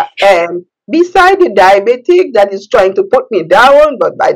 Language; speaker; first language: English; non-native, fluent; Haitian Creole